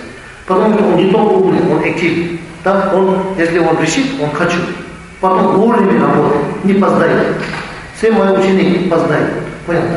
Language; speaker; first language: Russian; non-native, learner; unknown